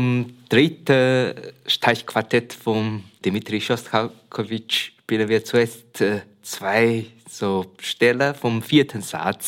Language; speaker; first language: German; non-native, learner; Chinese